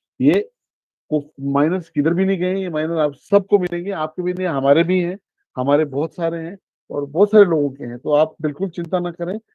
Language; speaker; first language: Hindi; native; Hindi